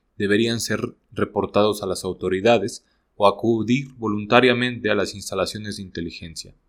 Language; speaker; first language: Spanish; native; Spanish